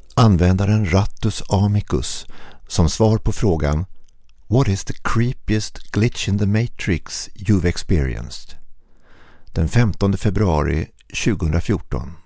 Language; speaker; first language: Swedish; native; Swedish